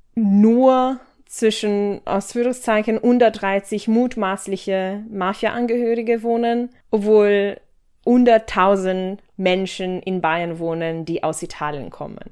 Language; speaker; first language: German; non-native, fluent; Italian